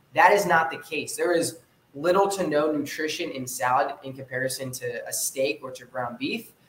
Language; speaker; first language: English; native; English